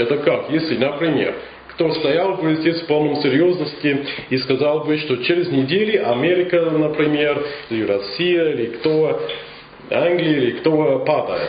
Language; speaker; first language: Russian; non-native, fluent; English